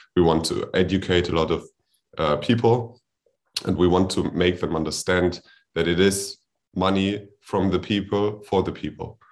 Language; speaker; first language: English; non-native, fluent; German